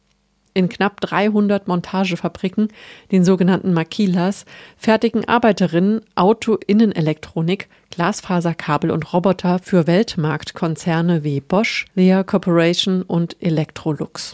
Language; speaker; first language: German; native; German